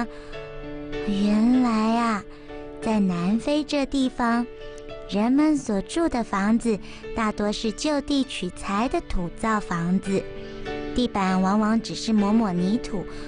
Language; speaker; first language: Chinese; native; Chinese